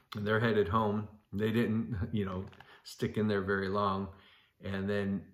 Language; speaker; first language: English; native; English